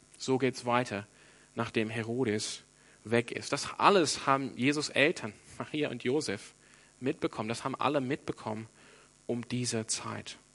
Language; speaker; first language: German; non-native, fluent; English